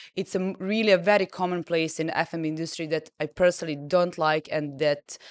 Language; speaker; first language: English; non-native, fluent; Serbian